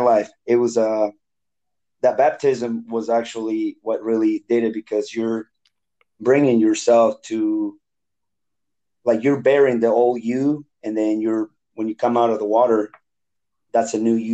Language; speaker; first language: English; non-native, fluent; Spanish